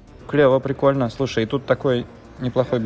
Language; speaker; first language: Russian; native; Russian